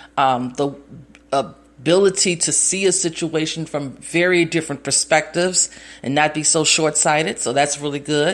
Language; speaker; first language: English; native; English